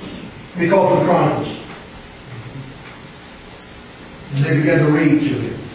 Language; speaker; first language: English; native; English